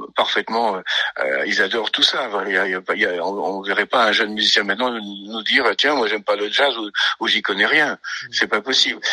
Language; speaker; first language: French; native; French